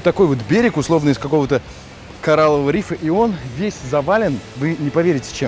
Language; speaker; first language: Russian; native; Russian